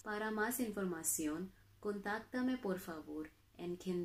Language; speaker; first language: Spanish; non-native, learner; Hindi